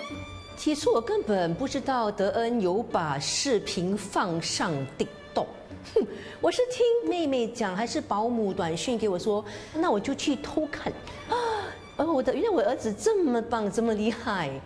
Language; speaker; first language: Chinese; native; Chinese